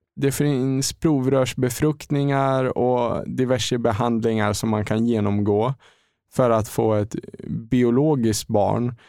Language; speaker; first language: Swedish; native; Swedish